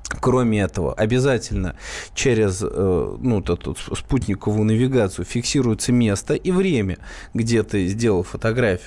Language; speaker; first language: Russian; native; Russian